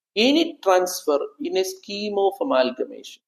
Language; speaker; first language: English; non-native, local second language; Malayalam